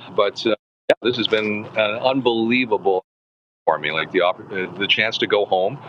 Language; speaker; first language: English; native; English